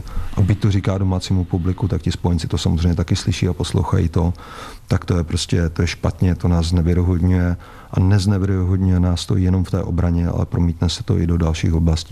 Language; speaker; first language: Czech; native; Czech